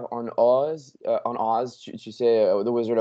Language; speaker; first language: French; non-native, learner; English